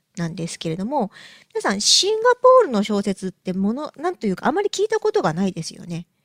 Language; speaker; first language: Japanese; native; Japanese